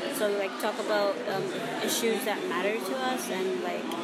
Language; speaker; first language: English; non-native, local second language; Cebuano